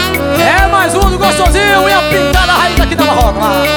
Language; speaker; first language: Portuguese; native; Portuguese